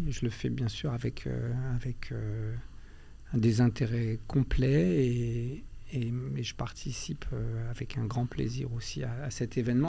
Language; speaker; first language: French; early bilingual, other home language; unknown